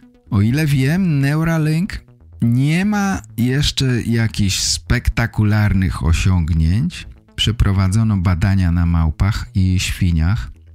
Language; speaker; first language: Polish; native; Polish